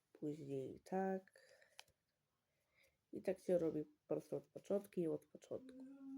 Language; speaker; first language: Polish; early bilingual, heritage; Polish